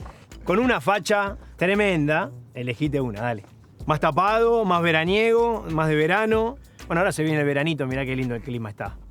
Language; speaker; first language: Spanish; native; Spanish